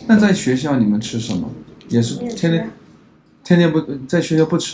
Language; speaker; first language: Chinese; non-native, fluent; English